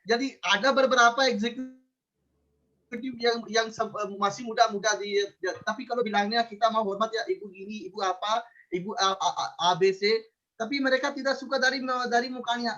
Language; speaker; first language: Indonesian; non-native, fluent; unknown